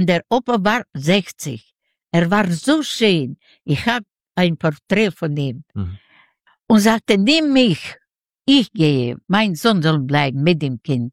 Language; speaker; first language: German; non-native, learner; Yiddish